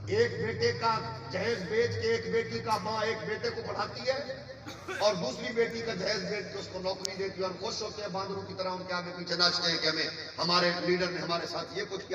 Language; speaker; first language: Urdu; non-native, local second language; Punjabi